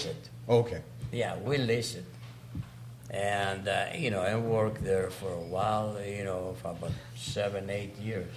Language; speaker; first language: English; non-native, fluent; Greek